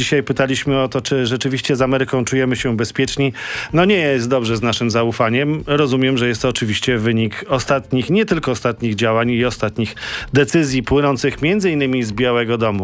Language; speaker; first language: Polish; native; Polish